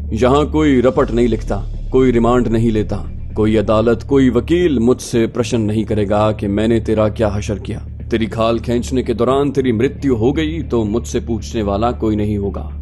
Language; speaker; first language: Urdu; native; Urdu